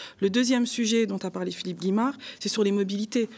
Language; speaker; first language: French; native; French